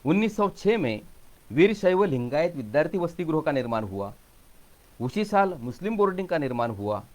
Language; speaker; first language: Hindi; non-native, local second language; Marathi